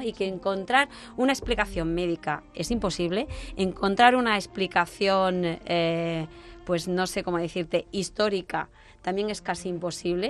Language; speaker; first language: Spanish; native; Spanish